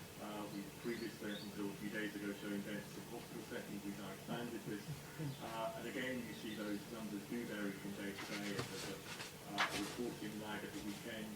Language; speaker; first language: English; native; English